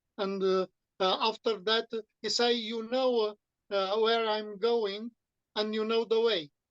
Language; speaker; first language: English; non-native, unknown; Romanian